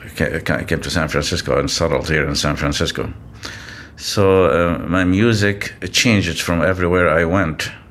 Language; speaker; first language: English; non-native, fluent; Arabic